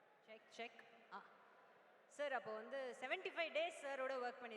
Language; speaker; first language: Tamil; native; Tamil